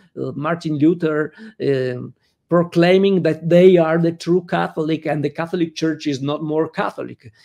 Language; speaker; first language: English; non-native, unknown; Italian